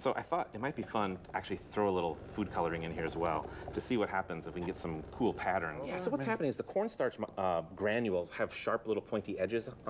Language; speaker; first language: English; native; English